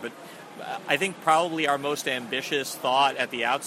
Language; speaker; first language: English; native; English